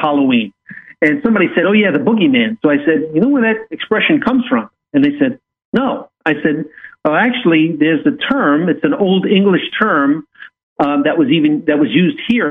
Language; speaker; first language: English; native; English